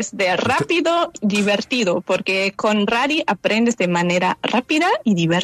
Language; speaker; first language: Spanish; non-native, fluent; German